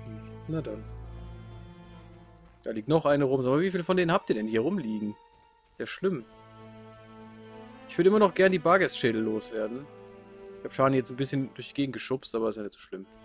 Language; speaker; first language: German; native; German